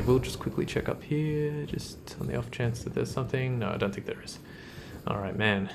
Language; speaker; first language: English; native; English